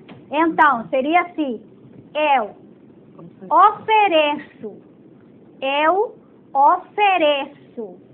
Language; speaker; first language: Portuguese; non-native, fluent; Spanish